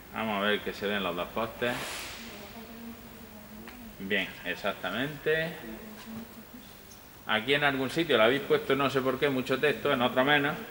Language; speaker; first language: Spanish; native; Spanish